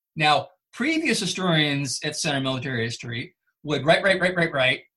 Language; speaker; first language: English; native; English